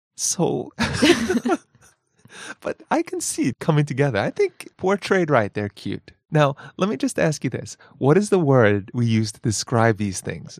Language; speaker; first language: English; native; English